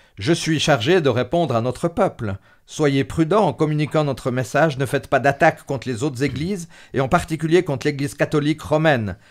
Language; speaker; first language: French; native; French